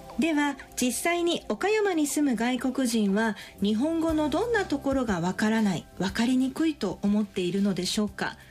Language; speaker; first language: Japanese; native; Japanese